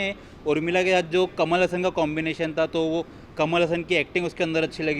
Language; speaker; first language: Hindi; native; Hindi